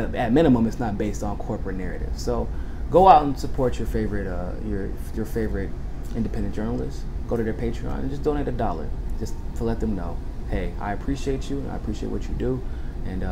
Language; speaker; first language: English; native; English